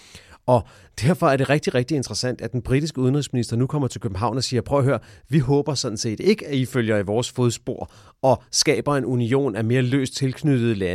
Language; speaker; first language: Danish; native; Danish